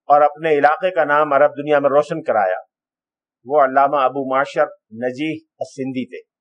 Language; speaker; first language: Urdu; native; Urdu